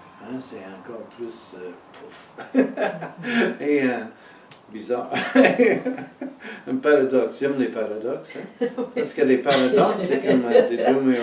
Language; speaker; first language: French; non-native, fluent; English